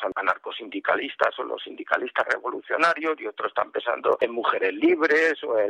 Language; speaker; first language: Spanish; native; Spanish